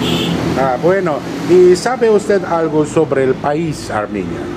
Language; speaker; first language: Spanish; non-native, learner; Russian